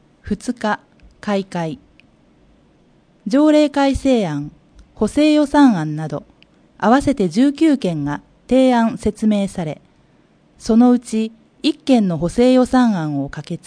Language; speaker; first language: Japanese; native; Japanese